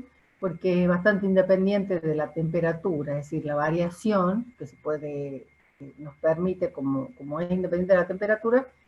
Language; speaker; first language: Spanish; native; Spanish